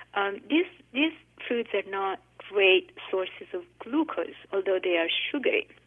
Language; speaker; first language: English; non-native, fluent; Italian